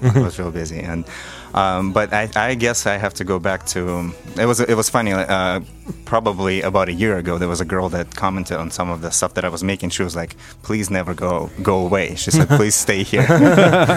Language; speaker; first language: English; non-native, fluent; Russian